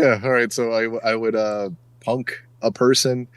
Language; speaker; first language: English; native; English